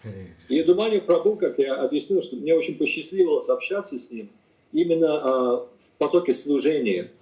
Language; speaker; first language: Russian; native; Russian